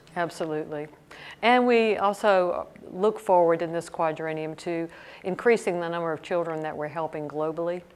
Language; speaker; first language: English; native; English